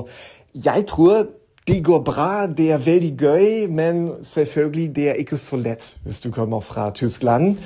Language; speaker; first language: Norwegian; non-native, learner; German